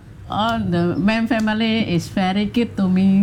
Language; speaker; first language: English; non-native, local second language; Indonesian